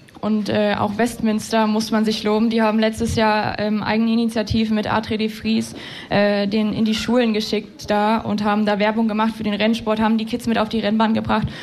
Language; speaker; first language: German; native; German